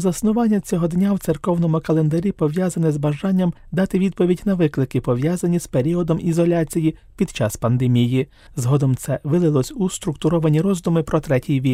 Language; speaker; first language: Ukrainian; native; Ukrainian